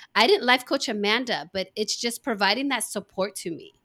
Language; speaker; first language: English; native; English